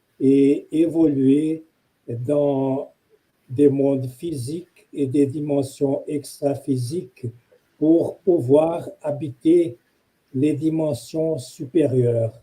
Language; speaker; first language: French; non-native, fluent; Portuguese